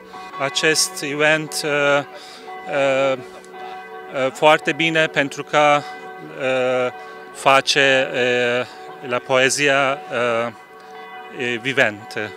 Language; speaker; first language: Romanian; non-native, learner; Turkish